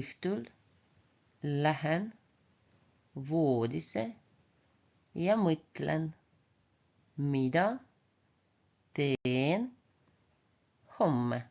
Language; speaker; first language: Estonian; non-native, local second language; Russian